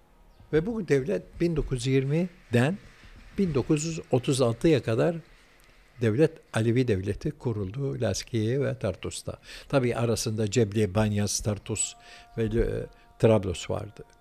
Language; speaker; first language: Turkish; early bilingual, heritage; Turkish